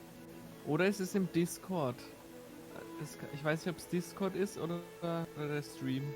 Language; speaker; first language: German; native; German